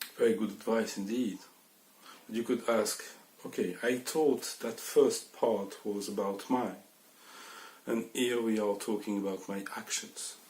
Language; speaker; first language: English; non-native, fluent; French